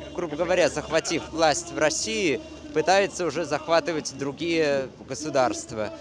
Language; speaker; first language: Russian; native; Russian